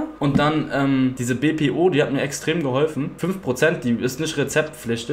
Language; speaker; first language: German; native; German